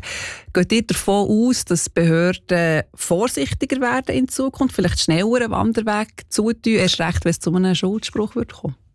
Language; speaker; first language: German; native; German